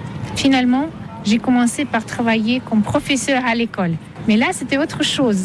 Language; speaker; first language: French; non-native, fluent; Russian